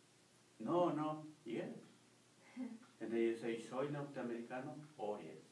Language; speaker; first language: English; non-native, learner; Spanish